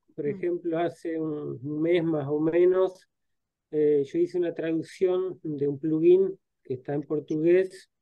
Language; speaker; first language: Spanish; native; Spanish